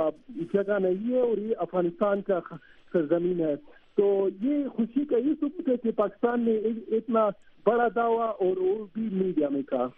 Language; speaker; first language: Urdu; non-native, learner; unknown